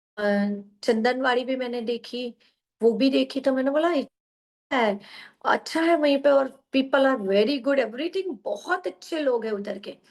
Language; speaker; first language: Hindi; non-native, local second language; Gujarati